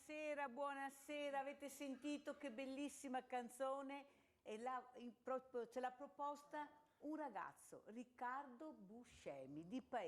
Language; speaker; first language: Italian; native; Italian